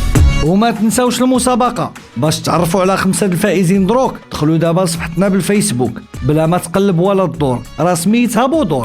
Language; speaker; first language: Arabic; native; Arabic